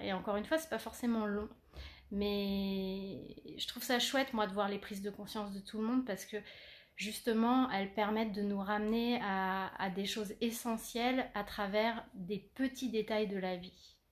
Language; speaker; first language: French; native; French